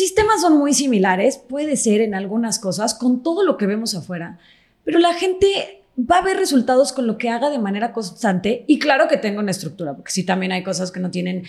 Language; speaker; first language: Spanish; native; Spanish